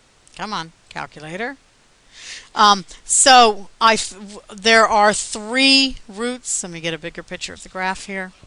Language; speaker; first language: English; native; English